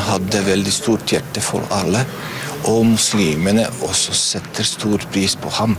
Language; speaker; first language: Norwegian; non-native, fluent; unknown